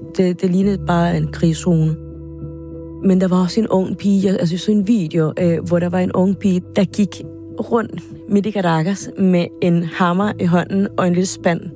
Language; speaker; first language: Danish; non-native, fluent; Spanish